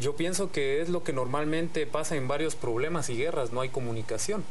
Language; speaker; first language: Spanish; native; Spanish